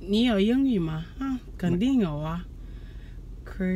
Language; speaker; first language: Chinese; non-native, fluent; English